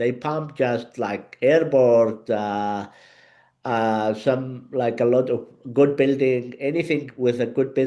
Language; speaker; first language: English; non-native, learner; Arabic